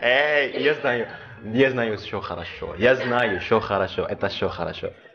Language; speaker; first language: Russian; non-native, learner; Indonesian